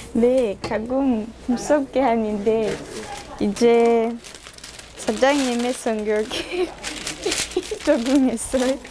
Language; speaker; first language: Korean; non-native, fluent; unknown